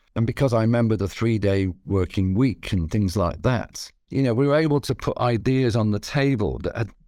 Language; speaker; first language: English; native; English